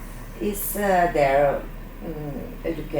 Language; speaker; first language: English; non-native, learner; Bulgarian